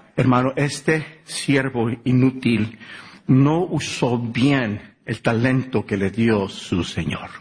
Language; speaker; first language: Spanish; early bilingual, heritage; Spanish